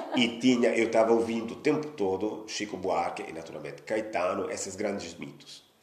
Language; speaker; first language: Portuguese; non-native, fluent; Italian